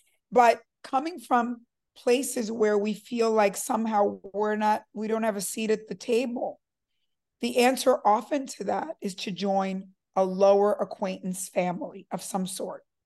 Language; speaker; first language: English; early bilingual, other home language; Spanish